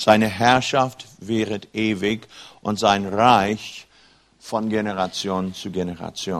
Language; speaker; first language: German; non-native, fluent; English